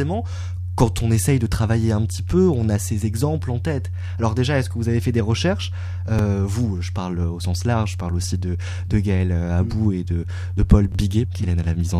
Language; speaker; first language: French; native; French